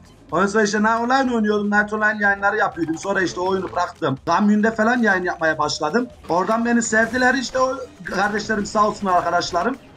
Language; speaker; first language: Turkish; early bilingual, heritage; Turkish